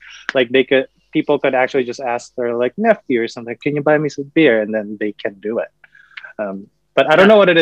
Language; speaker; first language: English; native; English